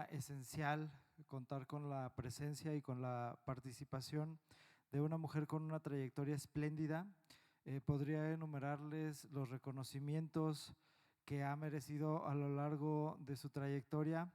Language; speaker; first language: Spanish; native; Spanish